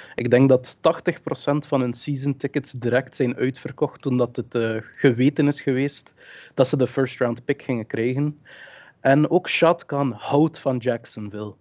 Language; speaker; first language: Dutch; early bilingual, other home language; English